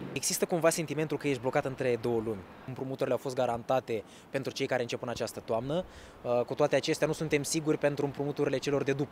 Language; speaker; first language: Romanian; native; Romanian